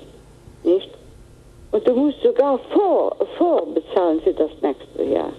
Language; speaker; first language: German; non-native, fluent; Greek